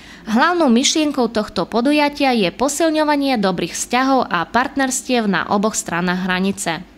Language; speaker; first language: Slovak; non-native, local second language; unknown